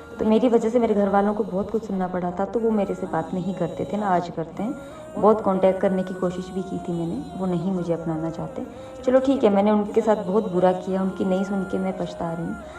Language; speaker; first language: Hindi; native; Hindi